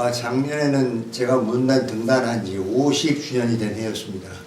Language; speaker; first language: Korean; native; Korean